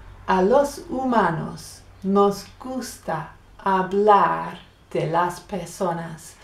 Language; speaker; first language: Spanish; non-native, fluent; English